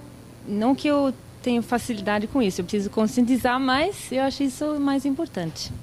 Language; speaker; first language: Portuguese; non-native, fluent; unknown